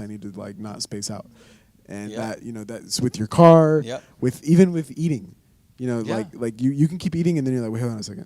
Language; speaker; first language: English; native; English